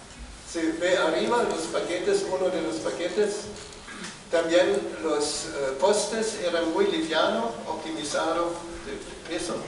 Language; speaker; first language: Spanish; non-native, fluent; German